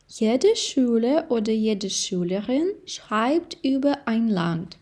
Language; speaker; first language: German; non-native, fluent; Ukrainian